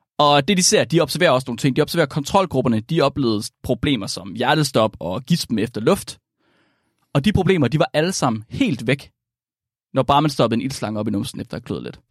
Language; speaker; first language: Danish; native; Danish